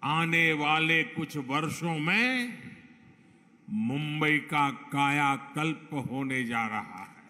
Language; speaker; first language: Hindi; non-native, local second language; Gujarati